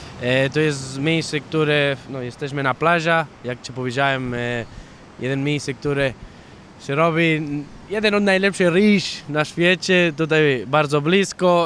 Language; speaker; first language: Polish; non-native, fluent; Catalan